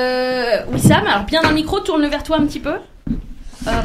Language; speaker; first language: French; native; French